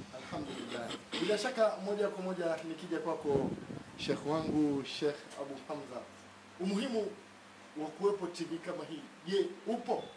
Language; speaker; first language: Swahili; native; Swahili